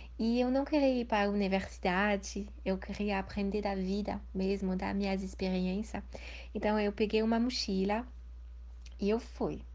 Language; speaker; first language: Portuguese; early bilingual, heritage; Portuguese